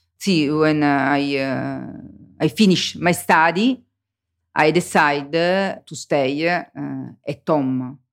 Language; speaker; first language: English; non-native, learner; Italian